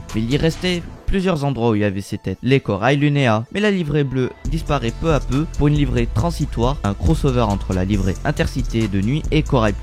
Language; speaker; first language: French; native; French